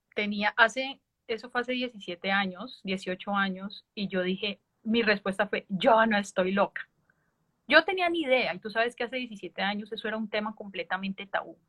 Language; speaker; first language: Spanish; native; Spanish